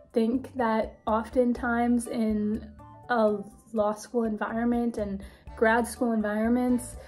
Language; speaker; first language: English; native; English